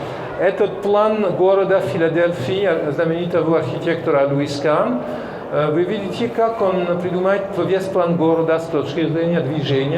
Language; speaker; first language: Russian; non-native, fluent; French